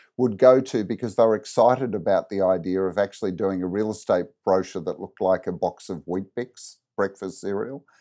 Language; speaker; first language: English; native; English